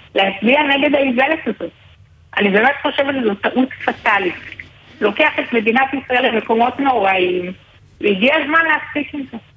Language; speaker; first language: Hebrew; native; Hebrew